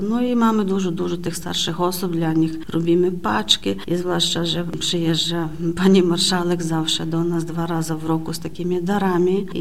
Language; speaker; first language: Polish; early bilingual, heritage; Polish